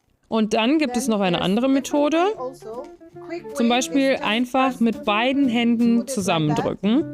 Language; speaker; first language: German; non-native, fluent; Chinese